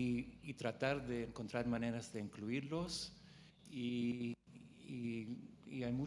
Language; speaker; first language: Spanish; non-native, fluent; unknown